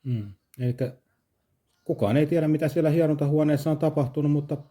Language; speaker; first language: Finnish; native; Finnish